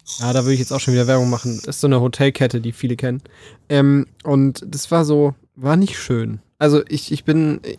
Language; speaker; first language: German; early bilingual, other home language; Polish